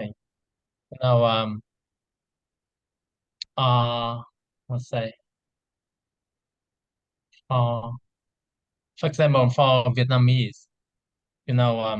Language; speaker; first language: English; non-native, learner; Vietnamese